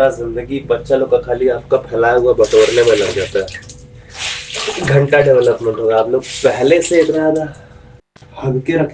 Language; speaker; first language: Hindi; native; Hindi